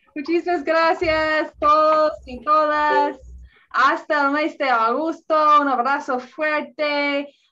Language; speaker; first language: Spanish; non-native, learner; English